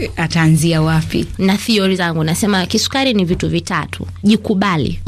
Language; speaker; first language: Swahili; native; Swahili